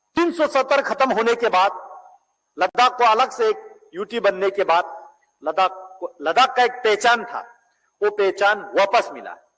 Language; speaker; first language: Hindi; non-native, local second language; Ladakhi